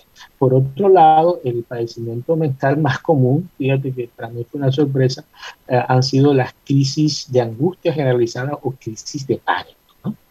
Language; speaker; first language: Spanish; native; Spanish